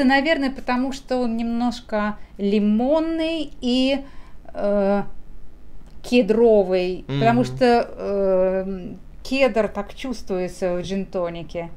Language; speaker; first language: Russian; native; Russian